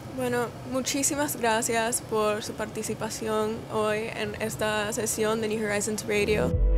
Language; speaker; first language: Spanish; native; Spanish